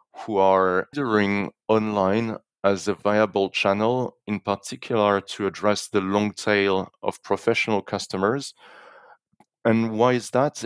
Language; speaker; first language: English; non-native, fluent; French